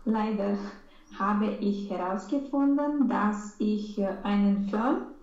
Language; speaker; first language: German; non-native, learner; Romanian